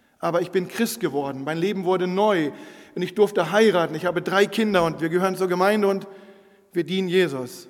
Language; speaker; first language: German; non-native, local second language; Low German